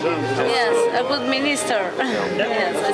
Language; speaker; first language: English; non-native, fluent; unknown